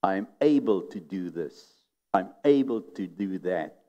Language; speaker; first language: English; non-native, local second language; Afrikaans